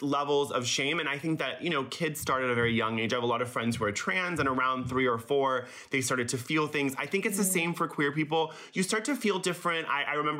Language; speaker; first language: English; early bilingual, other home language; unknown